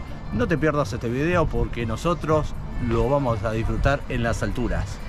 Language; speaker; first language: Spanish; native; Spanish